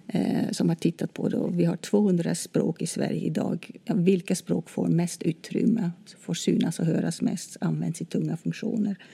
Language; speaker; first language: Swedish; non-native, fluent; Dutch